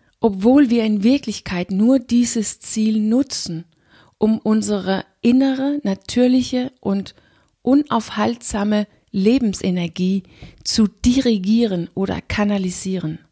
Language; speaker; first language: German; non-native, fluent; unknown